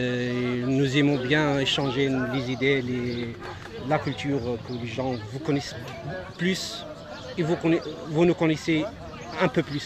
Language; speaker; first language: French; non-native, local second language; Arabic